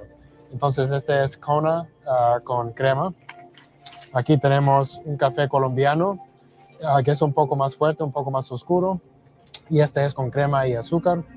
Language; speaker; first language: Spanish; early bilingual, heritage; Spanish